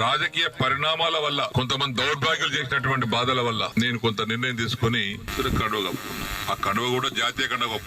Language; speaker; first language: Telugu; native; Telugu